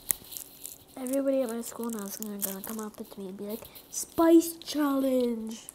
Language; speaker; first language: English; native; English